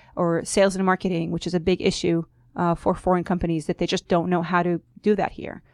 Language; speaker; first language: English; non-native, fluent; Hebrew